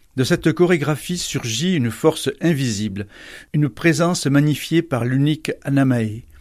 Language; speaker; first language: French; native; French